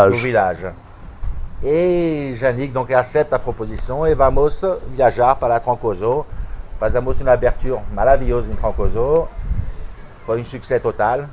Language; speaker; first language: Portuguese; non-native, fluent; French